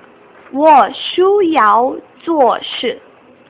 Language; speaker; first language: Chinese; non-native, learner; Portuguese